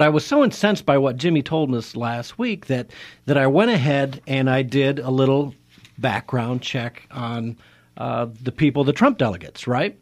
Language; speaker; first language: English; native; English